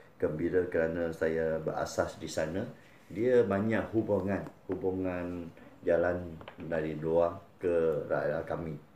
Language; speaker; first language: Malay; non-native, local second language; Chinese